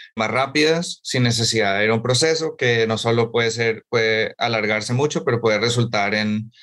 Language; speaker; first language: Spanish; native; Spanish